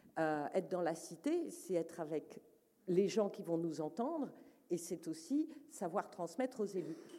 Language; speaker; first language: French; native; French